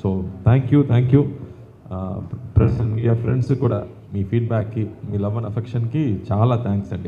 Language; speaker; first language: Telugu; non-native, fluent; Tamil